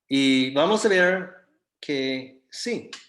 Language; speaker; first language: Spanish; non-native, fluent; English